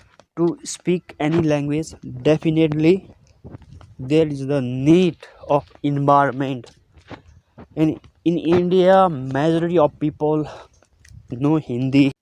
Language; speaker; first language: English; non-native, local second language; Nepali